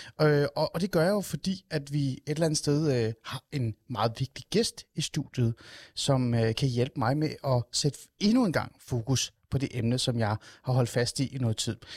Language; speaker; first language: Danish; native; Danish